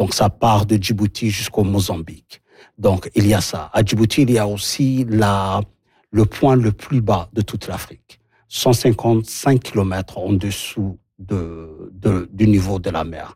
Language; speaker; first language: French; non-native, local second language; Somali